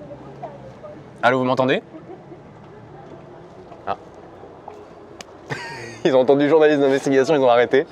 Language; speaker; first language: French; native; French